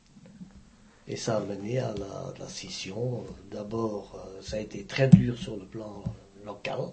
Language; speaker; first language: French; native; French